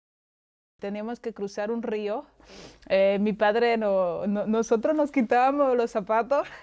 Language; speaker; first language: Spanish; non-native, local second language; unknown